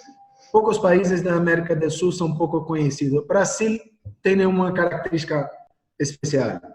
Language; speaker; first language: Spanish; non-native, learner; Portuguese